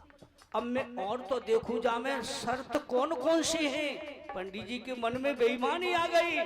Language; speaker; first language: Hindi; native; Hindi